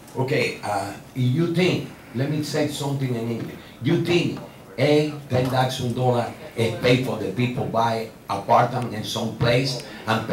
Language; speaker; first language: English; non-native, learner; Spanish